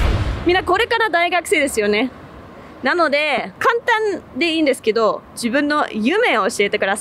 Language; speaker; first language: Japanese; non-native, fluent; English